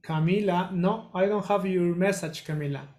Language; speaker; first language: English; non-native, learner; Spanish